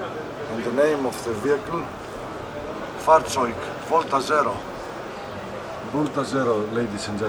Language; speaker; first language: English; non-native, learner; Greek